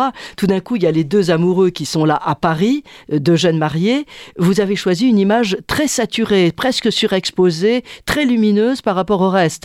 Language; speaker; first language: French; native; French